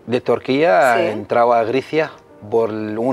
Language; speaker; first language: Spanish; non-native, learner; Arabic